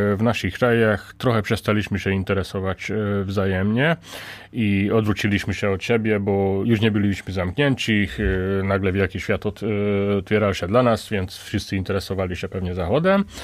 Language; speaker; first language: Polish; non-native, fluent; Hungarian